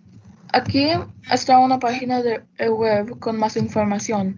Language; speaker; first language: Spanish; early bilingual, heritage; Spanish